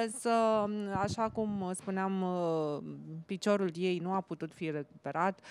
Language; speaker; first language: Romanian; native; Romanian